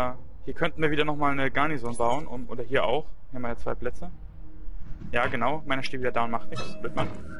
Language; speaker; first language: German; native; German